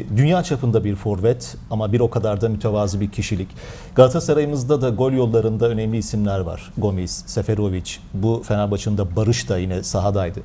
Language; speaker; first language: Turkish; native; Turkish